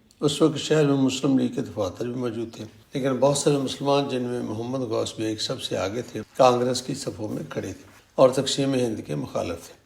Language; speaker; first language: Urdu; native; Urdu